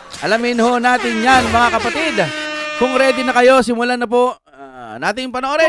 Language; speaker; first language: Filipino; native; Filipino